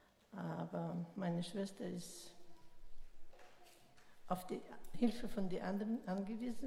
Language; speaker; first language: German; non-native, learner; Russian